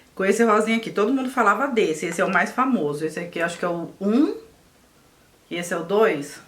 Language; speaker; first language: Portuguese; native; Portuguese